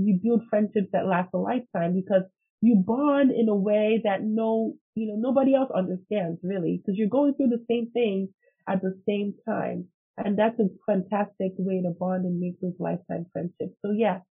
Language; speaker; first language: English; non-native, local second language; Igbo